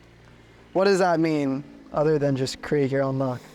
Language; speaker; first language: English; native; English